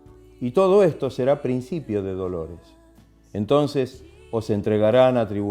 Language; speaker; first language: Spanish; native; Spanish